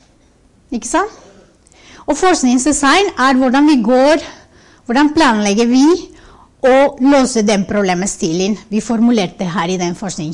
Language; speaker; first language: Norwegian; non-native, fluent; Spanish